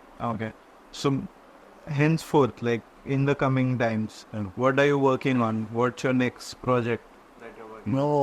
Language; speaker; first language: English; non-native, local second language; Konkani